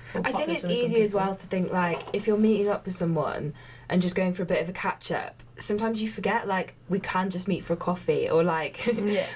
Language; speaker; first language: English; native; English